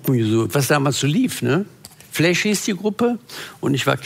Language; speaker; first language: German; native; German